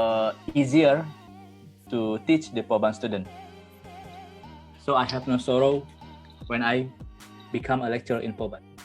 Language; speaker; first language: English; non-native, fluent; Indonesian